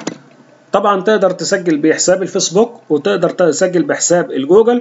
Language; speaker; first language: Arabic; native; Arabic